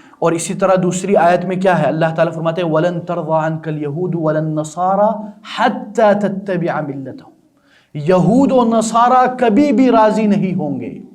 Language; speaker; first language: Urdu; non-native, local second language; Balti